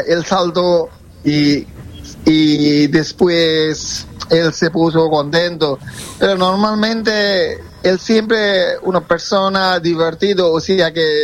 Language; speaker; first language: Spanish; non-native, fluent; Bangla